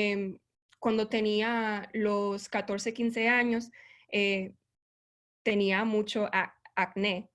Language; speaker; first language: Spanish; early bilingual, heritage; Spanish